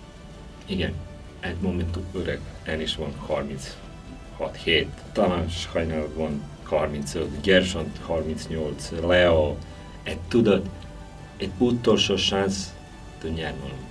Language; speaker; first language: Hungarian; non-native, learner; Serbian